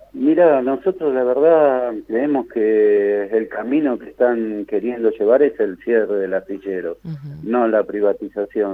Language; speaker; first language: Spanish; native; Spanish